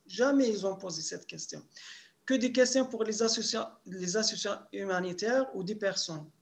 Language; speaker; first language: French; non-native, local second language; Arabic